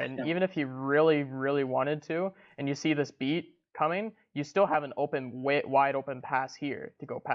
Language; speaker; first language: English; native; English